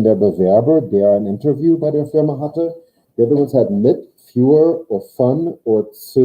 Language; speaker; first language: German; non-native, fluent; English